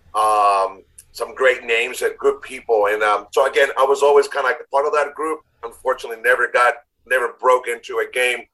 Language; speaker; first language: English; non-native, fluent; Spanish